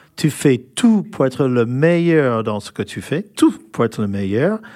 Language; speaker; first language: French; non-native, fluent; English